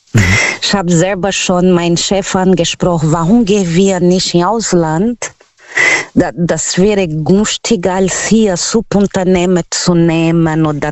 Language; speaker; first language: German; non-native, learner; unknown